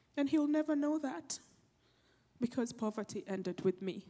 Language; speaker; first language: English; non-native, local second language; Acoli